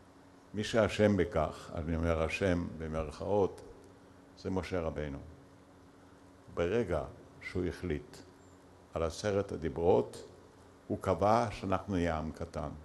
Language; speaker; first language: Hebrew; early bilingual, other home language; Yiddish